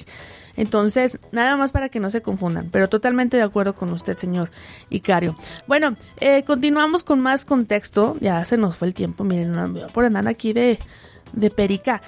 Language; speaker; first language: Spanish; native; Spanish